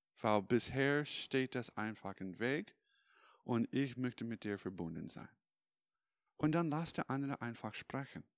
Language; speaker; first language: German; non-native, fluent; English